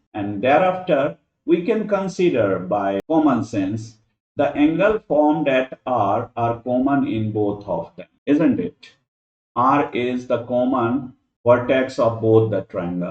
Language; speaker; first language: English; non-native, local second language; Hindi